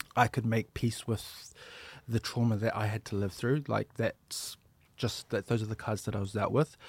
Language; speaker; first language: English; native; English